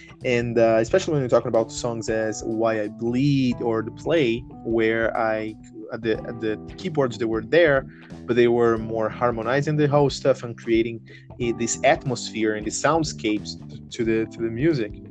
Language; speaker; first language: English; non-native, fluent; Portuguese